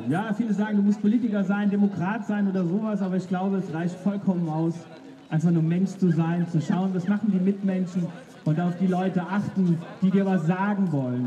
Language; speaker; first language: German; native; German